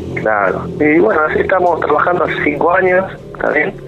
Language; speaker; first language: Spanish; native; Spanish